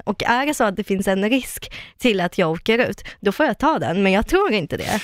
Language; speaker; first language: Swedish; non-native, fluent; Russian